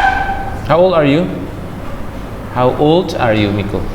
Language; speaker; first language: English; non-native, fluent; Indonesian